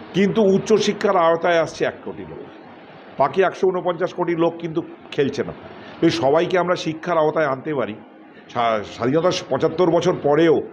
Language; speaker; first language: Bangla; native; Bangla